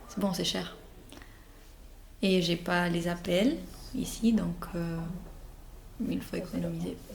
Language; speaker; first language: French; non-native, fluent; Spanish